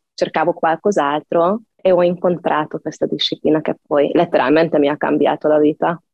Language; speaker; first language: Italian; non-native, fluent; Hungarian